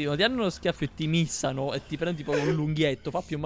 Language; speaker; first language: Italian; native; Italian